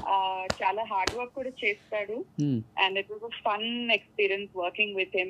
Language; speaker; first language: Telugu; non-native, fluent; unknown